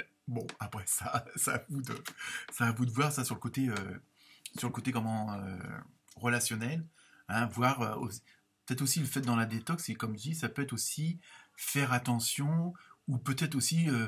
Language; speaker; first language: French; native; French